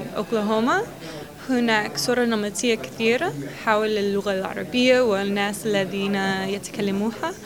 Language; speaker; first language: Arabic; non-native, learner; English